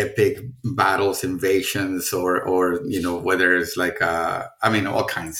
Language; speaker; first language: English; non-native, fluent; Spanish